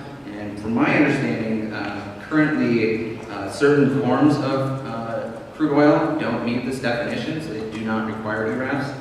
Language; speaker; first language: English; native; English